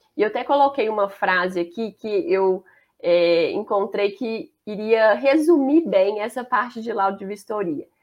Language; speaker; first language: Portuguese; native; Portuguese